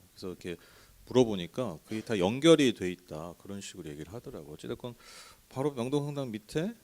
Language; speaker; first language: Korean; native; Korean